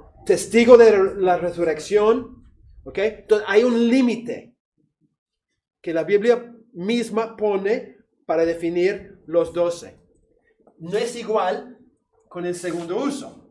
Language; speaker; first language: Spanish; non-native, fluent; English